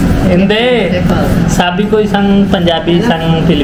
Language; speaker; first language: Filipino; non-native, learner; Punjabi